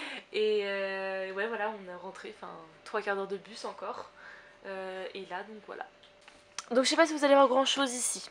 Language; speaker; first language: French; native; French